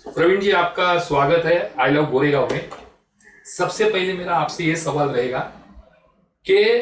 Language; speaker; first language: Hindi; non-native, local second language; Marathi